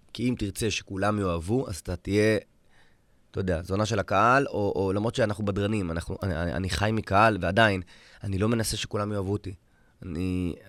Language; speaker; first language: Hebrew; native; Hebrew